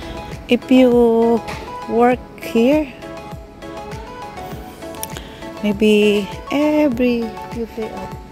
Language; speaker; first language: English; non-native, local second language; Filipino